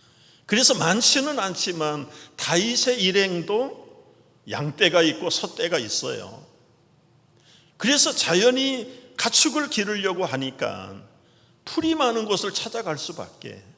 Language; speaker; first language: Korean; native; Korean